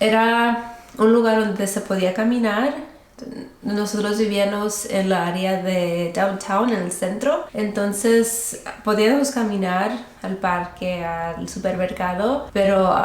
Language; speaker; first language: Spanish; early bilingual, heritage; Spanish